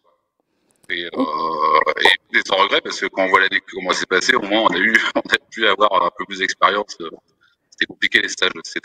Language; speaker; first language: French; native; French